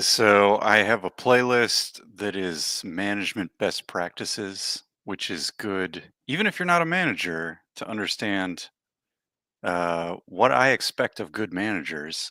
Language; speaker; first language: English; native; English